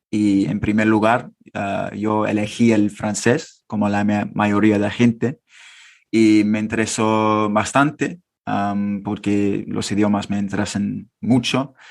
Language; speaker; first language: Spanish; non-native, fluent; English